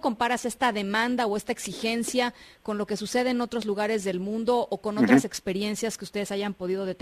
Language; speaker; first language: Spanish; native; Spanish